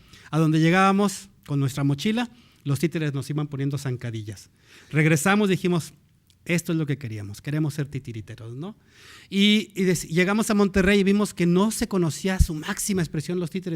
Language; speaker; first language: Spanish; native; Spanish